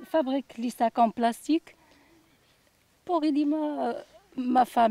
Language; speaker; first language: French; non-native, learner; Arabic